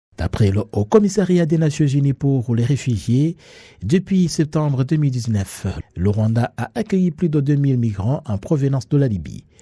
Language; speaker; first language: French; non-native, local second language; Kinyarwanda